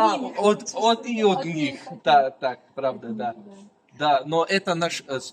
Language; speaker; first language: Russian; non-native, learner; Slovenian